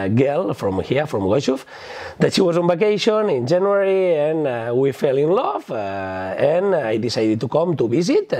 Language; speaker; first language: English; non-native, fluent; Spanish